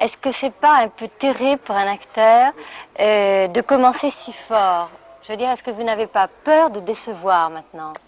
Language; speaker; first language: French; native; French